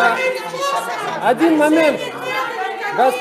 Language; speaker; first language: Russian; non-native, local second language; Kazakh